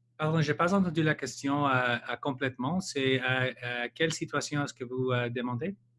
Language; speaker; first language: French; non-native, local second language; English